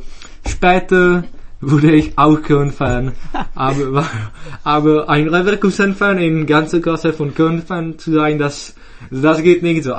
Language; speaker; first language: German; non-native, fluent; Czech